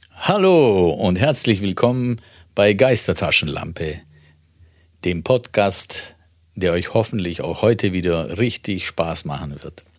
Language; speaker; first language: German; early bilingual, other home language; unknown